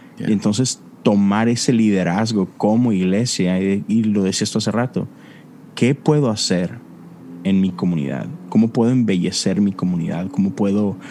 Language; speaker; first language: Spanish; native; Spanish